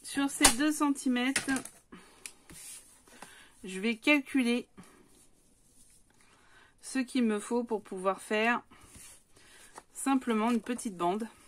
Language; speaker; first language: French; native; French